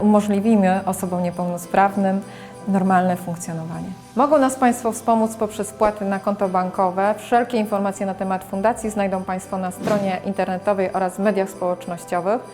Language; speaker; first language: Polish; native; Polish